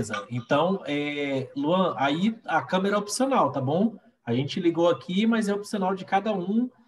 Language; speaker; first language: Portuguese; native; Portuguese